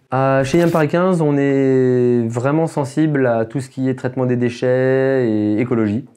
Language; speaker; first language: French; native; French